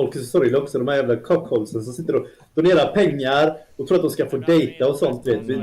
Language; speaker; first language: Swedish; native; Swedish